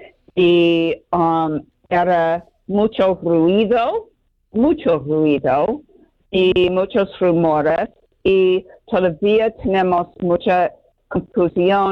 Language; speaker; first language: Spanish; non-native, fluent; English